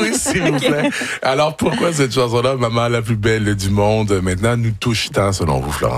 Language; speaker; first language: French; native; French